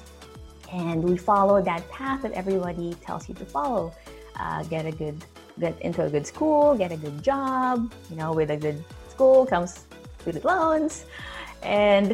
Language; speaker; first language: English; native; English